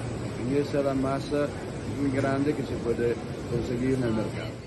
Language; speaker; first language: Spanish; non-native, learner; Italian